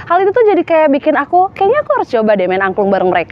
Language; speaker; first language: Indonesian; native; Indonesian